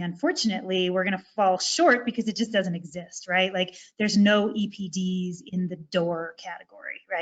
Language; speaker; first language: English; native; English